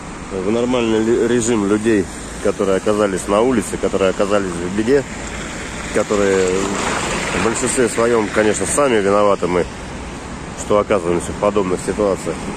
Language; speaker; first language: Russian; native; Russian